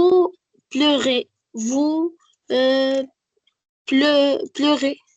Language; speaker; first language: French; non-native, learner; Arabic